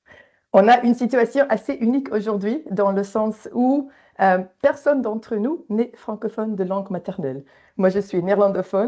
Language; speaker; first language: French; native; French